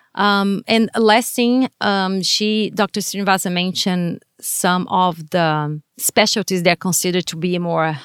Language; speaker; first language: English; non-native, fluent; Portuguese